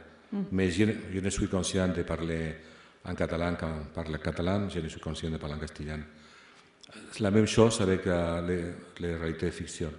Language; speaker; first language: French; non-native, fluent; Spanish